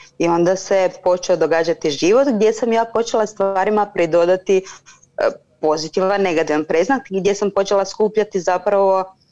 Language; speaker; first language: Croatian; non-native, fluent; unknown